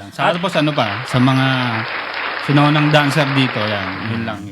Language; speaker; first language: Filipino; native; Filipino